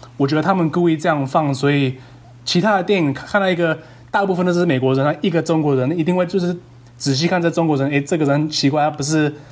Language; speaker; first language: Chinese; early bilingual, heritage; Chinese